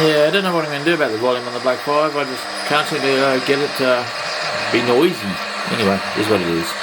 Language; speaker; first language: English; native; English